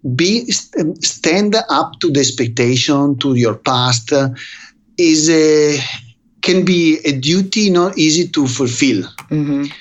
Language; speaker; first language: English; non-native, fluent; Italian